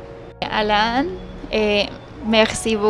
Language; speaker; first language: French; non-native, learner; Spanish